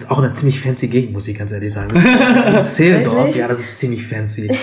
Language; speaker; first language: German; native; German